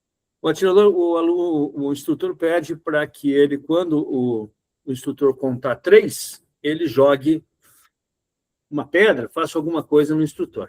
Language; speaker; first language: Portuguese; native; Portuguese